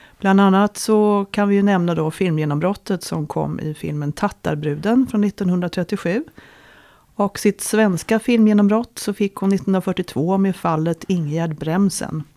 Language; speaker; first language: Swedish; native; Swedish